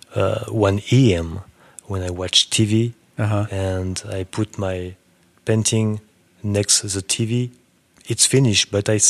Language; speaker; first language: English; non-native, learner; French